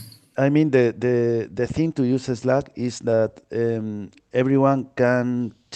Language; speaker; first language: English; non-native, fluent; Spanish